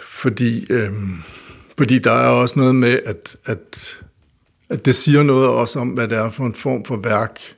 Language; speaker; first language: Danish; native; Danish